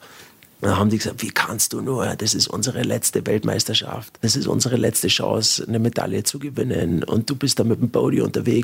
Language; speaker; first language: German; native; German